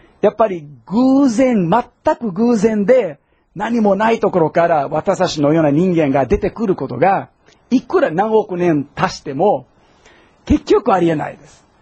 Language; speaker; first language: Japanese; non-native, fluent; English